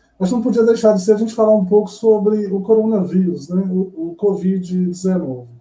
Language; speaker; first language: Portuguese; native; Portuguese